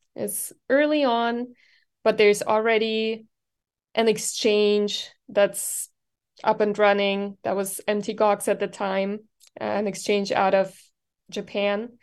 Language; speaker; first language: English; non-native, fluent; German